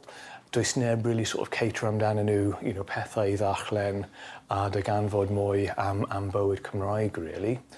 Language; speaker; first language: Welsh; non-native, fluent; English